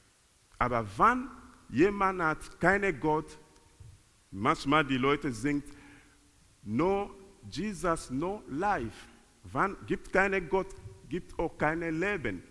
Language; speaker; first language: German; non-native, learner; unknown